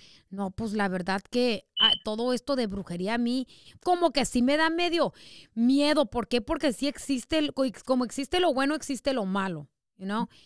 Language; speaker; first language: Spanish; early bilingual, heritage; Spanish